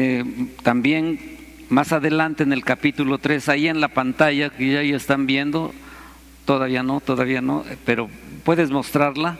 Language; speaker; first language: Spanish; native; Spanish